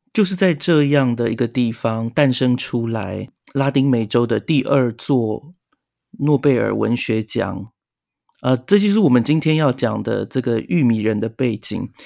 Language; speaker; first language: Chinese; native; Chinese